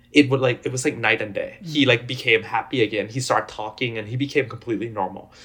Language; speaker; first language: English; non-native, fluent; Thai